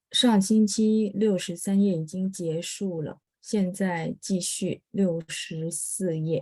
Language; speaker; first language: Chinese; non-native, fluent; Indonesian